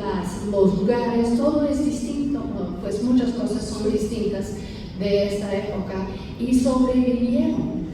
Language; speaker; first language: Spanish; non-native, fluent; English